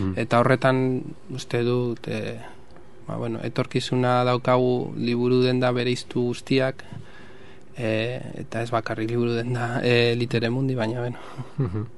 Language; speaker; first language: Basque; non-native, local second language; Spanish